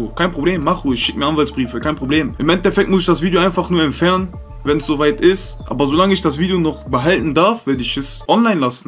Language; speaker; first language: German; early bilingual, other home language; Turkish